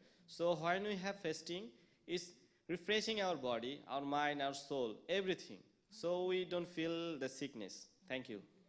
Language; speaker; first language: English; non-native, local second language; Bangla